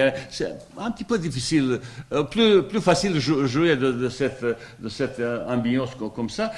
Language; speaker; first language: French; non-native, fluent; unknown